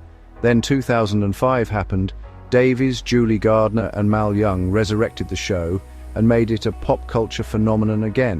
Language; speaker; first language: English; native; English